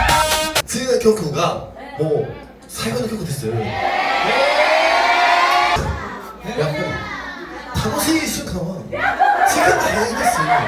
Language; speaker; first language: Japanese; non-native, learner; Korean